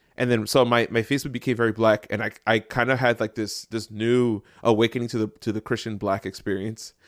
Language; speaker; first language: English; native; English